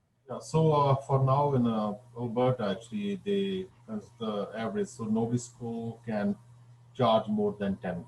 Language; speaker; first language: English; non-native, fluent; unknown